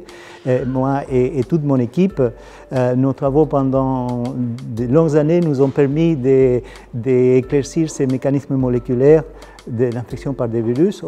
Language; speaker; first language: French; non-native, fluent; Spanish